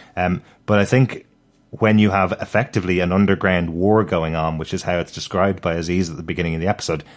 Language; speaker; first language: English; native; English